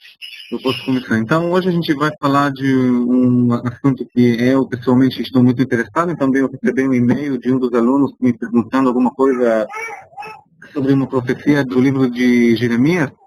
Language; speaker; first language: Portuguese; non-native, fluent; Hebrew